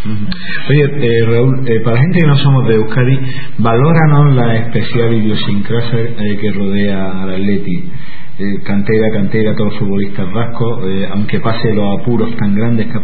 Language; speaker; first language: Spanish; native; Spanish